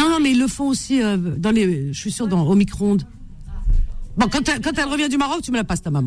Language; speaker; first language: French; native; French